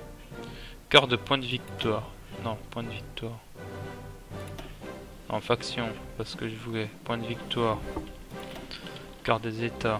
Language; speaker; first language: French; native; French